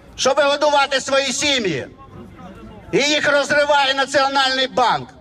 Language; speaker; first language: Ukrainian; non-native, local second language; Russian